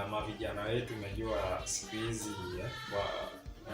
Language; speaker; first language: Swahili; non-native, local second language; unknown